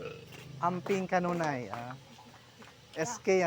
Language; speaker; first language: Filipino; non-native, local second language; Cebuano